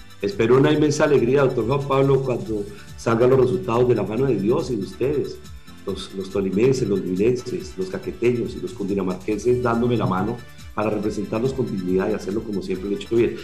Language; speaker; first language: Spanish; native; Spanish